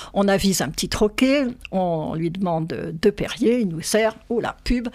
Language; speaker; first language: French; native; French